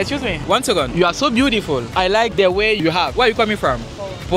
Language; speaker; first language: English; non-native, learner; French